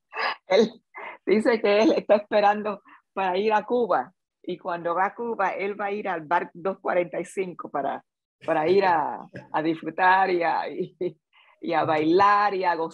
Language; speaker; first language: Spanish; early bilingual, other home language; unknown